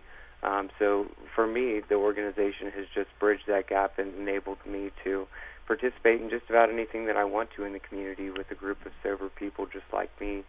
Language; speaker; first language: English; native; English